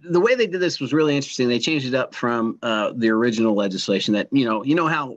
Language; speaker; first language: English; native; English